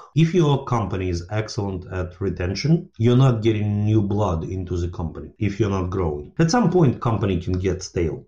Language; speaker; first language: English; non-native, fluent; Ukrainian